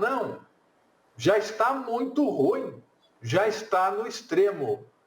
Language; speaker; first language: Portuguese; native; Portuguese